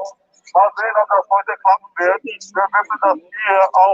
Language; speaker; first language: German; non-native, fluent; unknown